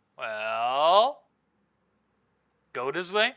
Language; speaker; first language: English; native; English